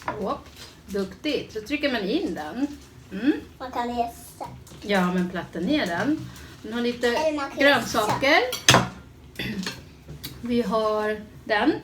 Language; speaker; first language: Swedish; non-native, learner; Thai